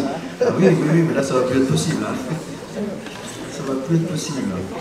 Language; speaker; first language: French; native; French